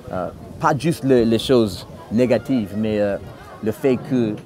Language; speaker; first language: French; non-native, fluent; English